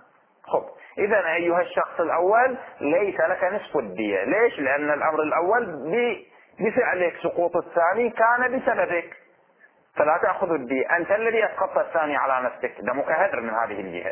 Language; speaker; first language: Arabic; native; Arabic